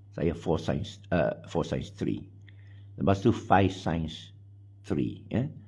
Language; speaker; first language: Malay; non-native, local second language; Chinese